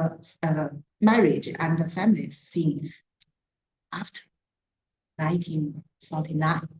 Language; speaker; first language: English; non-native, learner; Chinese